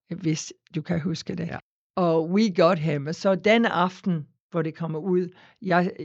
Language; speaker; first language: Danish; non-native, fluent; English